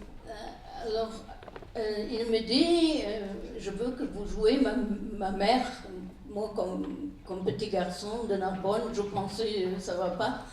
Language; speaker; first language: French; non-native, fluent; German